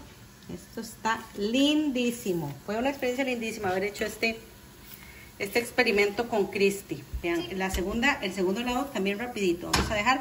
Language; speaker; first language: Spanish; native; Spanish